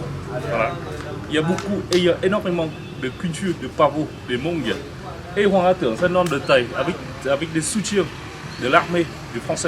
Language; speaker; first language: French; non-native, fluent; Vietnamese